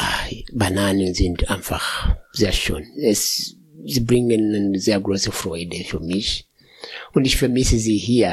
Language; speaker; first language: German; non-native, fluent; Swahili